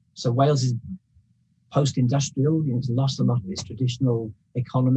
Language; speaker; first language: English; native; English